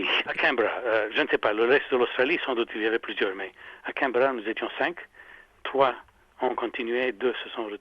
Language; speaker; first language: French; non-native, fluent; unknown